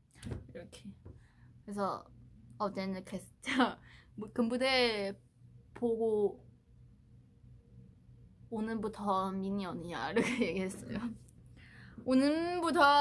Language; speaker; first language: Korean; non-native, fluent; Chinese